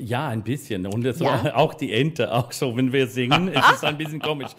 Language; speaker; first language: German; non-native, learner; English